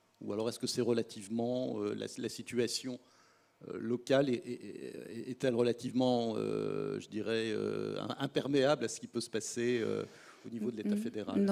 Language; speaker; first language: French; native; French